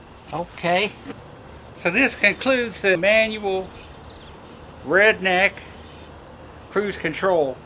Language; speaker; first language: English; native; English